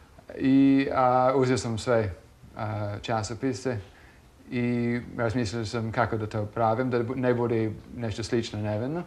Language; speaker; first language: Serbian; non-native, fluent; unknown